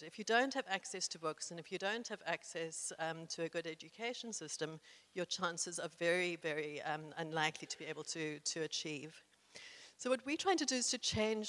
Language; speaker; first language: English; native; English